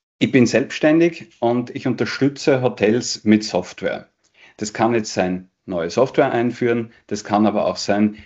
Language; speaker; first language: German; native; German